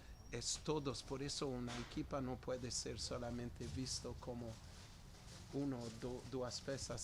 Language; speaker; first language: Spanish; non-native, fluent; Portuguese